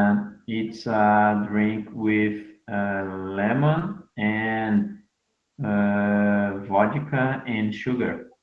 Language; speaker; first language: English; non-native, learner; Portuguese